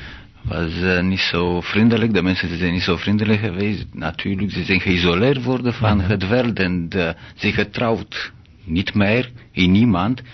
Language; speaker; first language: Dutch; non-native, learner; Romanian